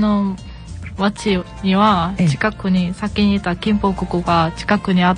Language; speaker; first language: Japanese; non-native, learner; Korean